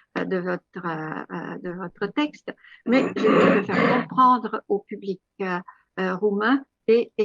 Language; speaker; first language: French; non-native, fluent; Romanian